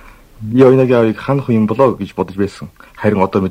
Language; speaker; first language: Mongolian; native; Mongolian